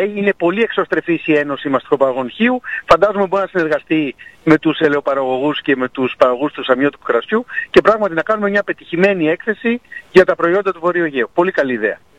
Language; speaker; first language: Greek; native; Greek